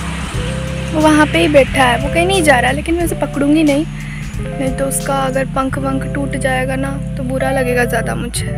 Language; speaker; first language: Hindi; native; Hindi